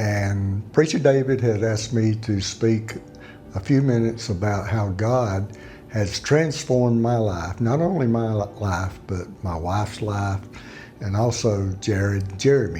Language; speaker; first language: English; native; English